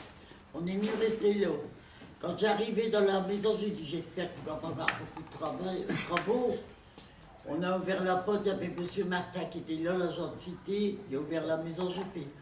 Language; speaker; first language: French; native; French